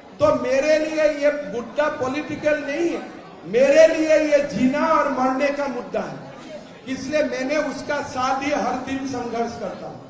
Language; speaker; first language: Hindi; non-native, local second language; Assamese